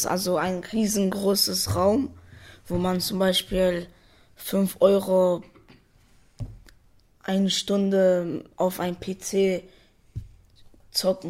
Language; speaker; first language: German; early bilingual, other home language; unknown